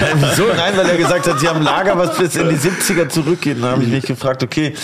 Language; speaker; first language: German; native; German